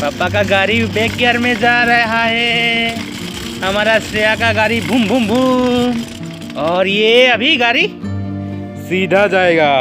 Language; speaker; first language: Hindi; non-native, local second language; Assamese